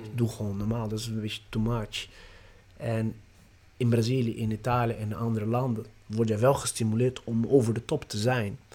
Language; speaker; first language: Dutch; non-native, fluent; Portuguese